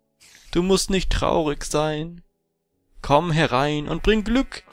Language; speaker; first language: German; native; German